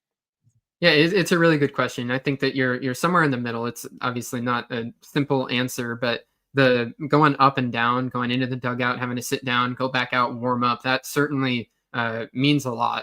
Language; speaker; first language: English; native; English